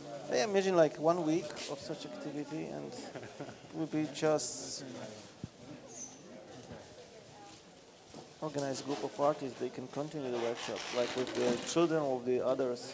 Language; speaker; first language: English; non-native, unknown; Polish